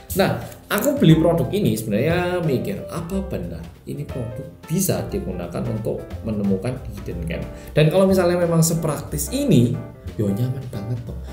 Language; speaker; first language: Indonesian; non-native, fluent; Korean